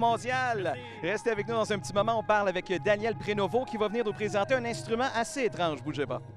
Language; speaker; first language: French; native; French